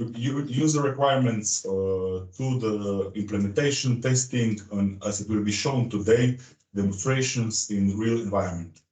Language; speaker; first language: English; non-native, fluent; Slovenian